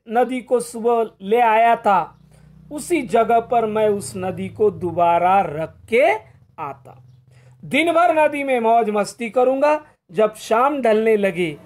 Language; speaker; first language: Hindi; non-native, local second language; Marathi